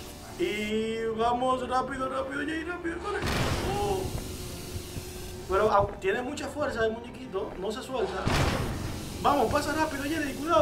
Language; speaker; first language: Spanish; native; Spanish